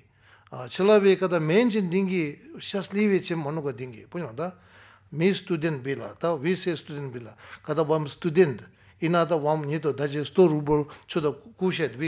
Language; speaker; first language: Russian; non-native, learner; Tibetan